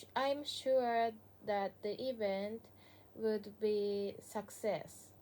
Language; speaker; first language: English; non-native, learner; Japanese